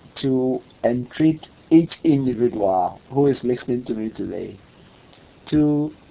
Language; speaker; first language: English; non-native, local second language; Akan